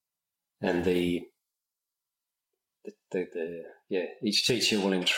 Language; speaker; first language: English; native; English